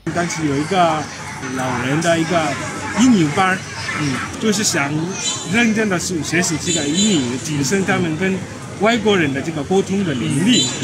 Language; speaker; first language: Chinese; non-native, fluent; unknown